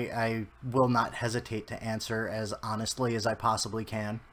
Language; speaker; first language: English; native; English